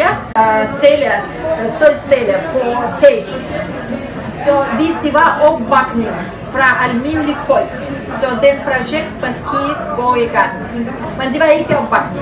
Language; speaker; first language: Danish; non-native, fluent; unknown